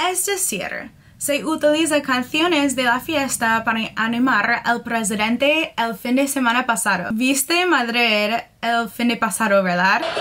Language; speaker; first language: Spanish; non-native, fluent; English